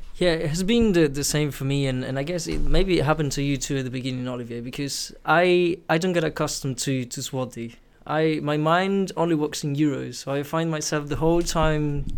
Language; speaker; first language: English; non-native, fluent; Spanish